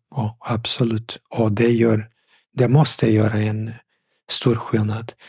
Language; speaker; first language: Swedish; non-native, fluent; Portuguese